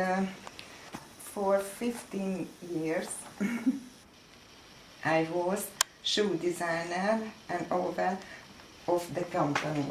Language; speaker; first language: English; non-native, learner; Hungarian